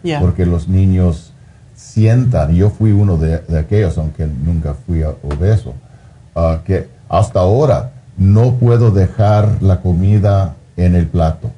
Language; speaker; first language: Spanish; early bilingual, heritage; Spanish